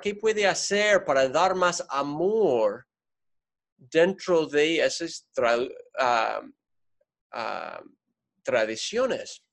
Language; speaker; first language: Spanish; non-native, fluent; English